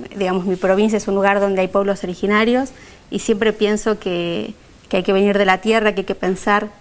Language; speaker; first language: Spanish; native; Spanish